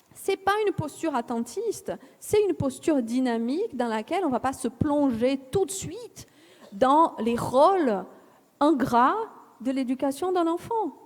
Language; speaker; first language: French; non-native, fluent; Portuguese